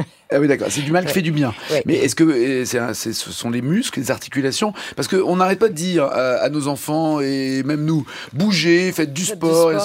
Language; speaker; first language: French; native; French